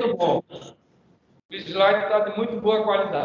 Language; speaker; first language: Portuguese; native; Portuguese